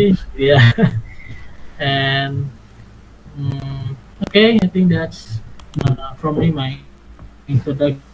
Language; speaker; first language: English; non-native, fluent; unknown